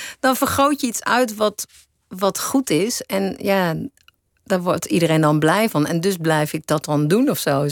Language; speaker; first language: Dutch; native; Dutch